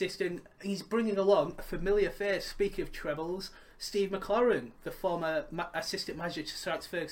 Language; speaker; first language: English; native; English